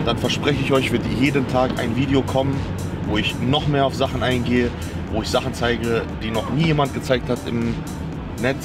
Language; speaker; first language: German; native; German